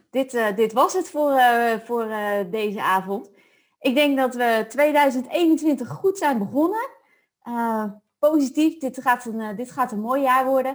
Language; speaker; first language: Dutch; native; Dutch